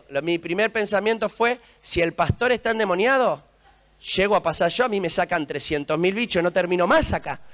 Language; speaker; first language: Spanish; native; Spanish